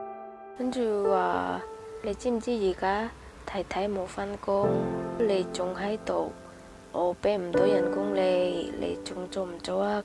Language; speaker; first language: Cantonese; non-native, fluent; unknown